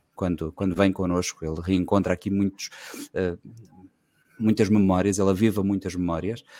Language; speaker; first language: Portuguese; native; Portuguese